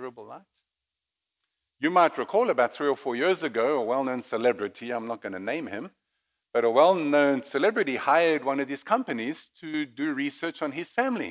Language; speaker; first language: English; native; English